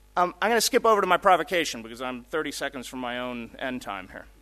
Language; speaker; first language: English; early bilingual, other home language; Spanish